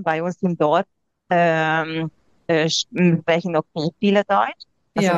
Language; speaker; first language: German; non-native, local second language; Hungarian